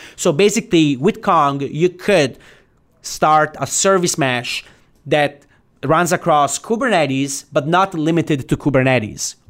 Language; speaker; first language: English; non-native, fluent; Italian